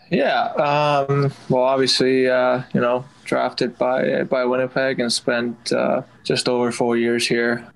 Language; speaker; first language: English; non-native, fluent; Finnish